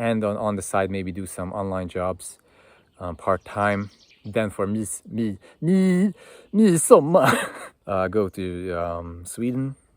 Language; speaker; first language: English; non-native, fluent; Hungarian